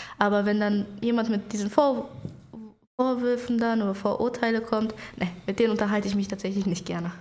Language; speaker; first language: German; early bilingual, other home language; Bulgarian